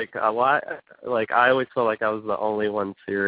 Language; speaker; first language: English; native; English